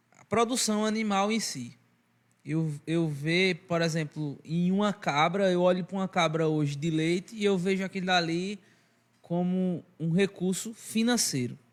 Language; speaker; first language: Portuguese; native; Portuguese